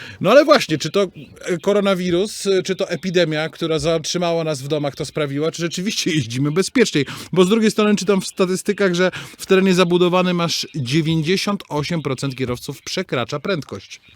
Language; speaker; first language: Polish; native; Polish